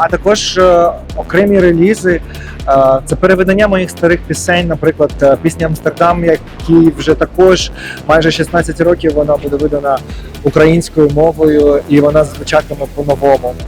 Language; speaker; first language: Ukrainian; native; Ukrainian